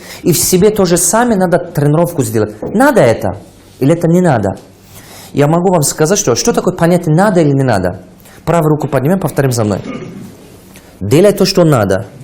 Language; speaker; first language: Russian; non-native, local second language; Tajik